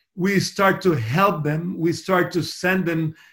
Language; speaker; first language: English; non-native, fluent; Spanish